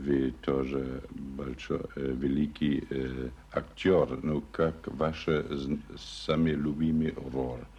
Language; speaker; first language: Russian; non-native, learner; German